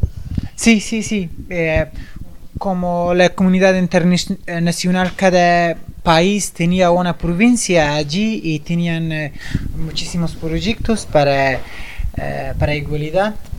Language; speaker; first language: Spanish; non-native, fluent; Persian